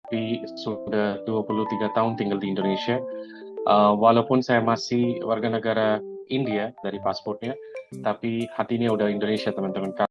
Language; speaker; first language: Indonesian; non-native, fluent; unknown